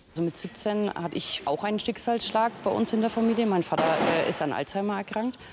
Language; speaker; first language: German; native; German